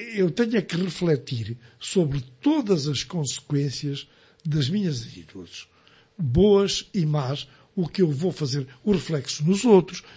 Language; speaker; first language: Portuguese; native; Portuguese